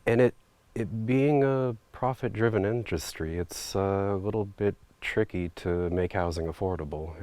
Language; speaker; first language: English; native; English